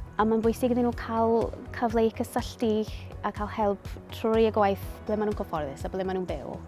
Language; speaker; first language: Welsh; non-native, local second language; English